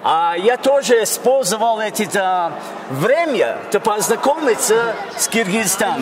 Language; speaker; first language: Russian; non-native, learner; English